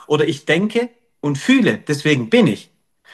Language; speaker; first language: German; native; German